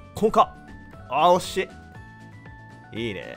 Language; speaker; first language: Japanese; native; Japanese